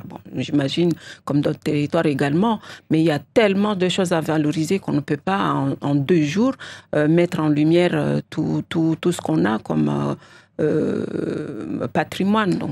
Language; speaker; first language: French; non-native, local second language; Comorian